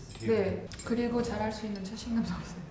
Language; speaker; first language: Korean; non-native, fluent; French